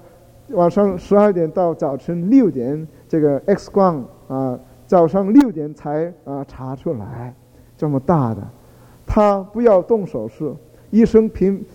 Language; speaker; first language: Chinese; non-native, fluent; Korean